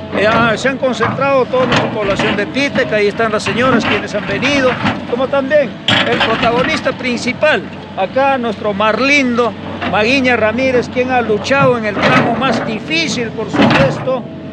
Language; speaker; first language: Spanish; native; Spanish